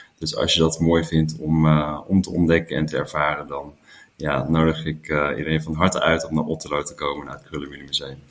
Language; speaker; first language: Dutch; native; Dutch